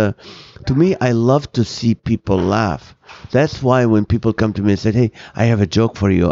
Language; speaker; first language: English; non-native, fluent; Arabic